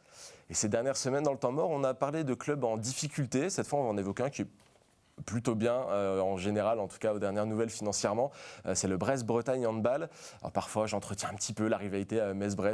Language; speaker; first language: French; native; French